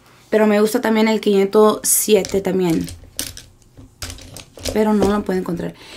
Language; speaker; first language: Spanish; early bilingual, heritage; Spanish